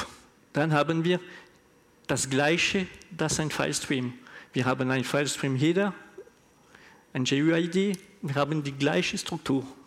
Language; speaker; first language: German; non-native, learner; French